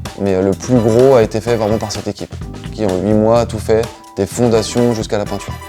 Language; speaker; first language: French; native; French